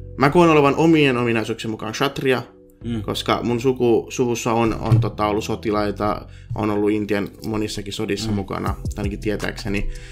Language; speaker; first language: Finnish; early bilingual, other home language; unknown